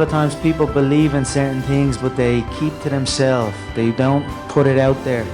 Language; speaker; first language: English; native; English